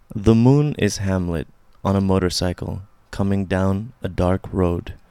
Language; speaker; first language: French; early bilingual, other home language; English